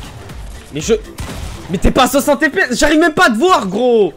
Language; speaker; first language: French; native; French